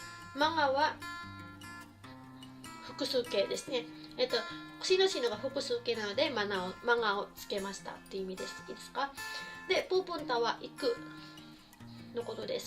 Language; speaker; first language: Japanese; non-native, fluent; Filipino